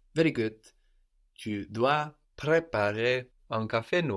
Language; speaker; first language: French; non-native, fluent; English